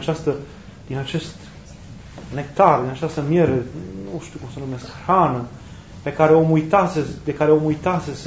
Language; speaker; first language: Romanian; native; Romanian